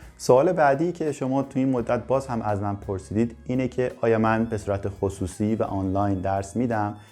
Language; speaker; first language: Persian; native; Persian